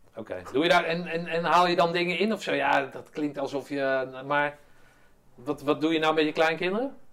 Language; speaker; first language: Dutch; native; Dutch